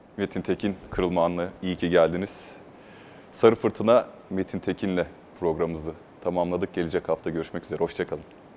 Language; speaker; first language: Turkish; native; Turkish